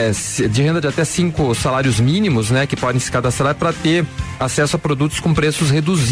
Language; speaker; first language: Portuguese; native; Portuguese